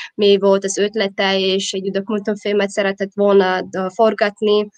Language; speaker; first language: Hungarian; non-native, fluent; Somali